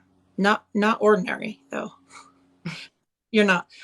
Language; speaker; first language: English; native; English